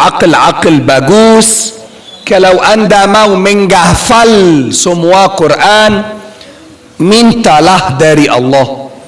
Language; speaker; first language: Indonesian; non-native, learner; Arabic